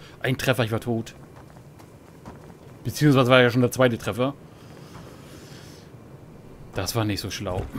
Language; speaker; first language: German; native; German